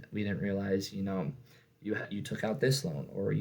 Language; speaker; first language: English; native; English